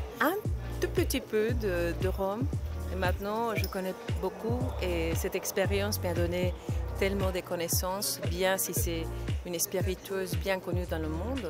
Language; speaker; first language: French; non-native, fluent; Spanish